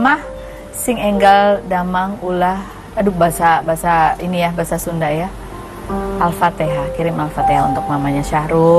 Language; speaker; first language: Indonesian; native; Indonesian